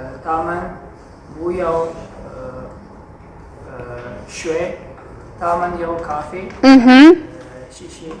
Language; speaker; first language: Chinese; non-native, learner; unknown